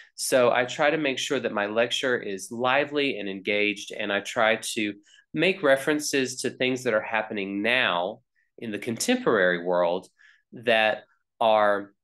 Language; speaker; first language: English; native; English